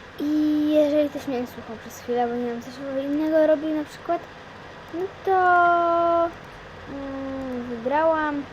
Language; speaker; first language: Polish; native; Polish